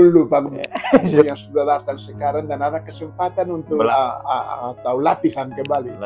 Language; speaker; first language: Indonesian; non-native, fluent; Spanish